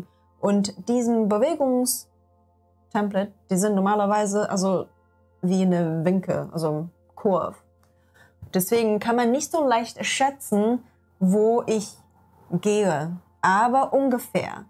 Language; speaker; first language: German; non-native, learner; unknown